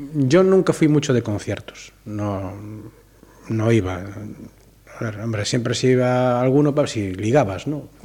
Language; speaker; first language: Spanish; native; Spanish